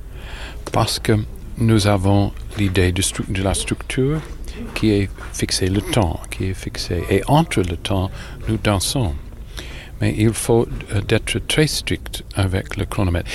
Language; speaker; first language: French; non-native, fluent; English